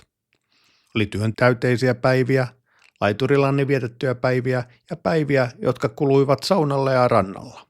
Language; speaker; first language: Finnish; native; Finnish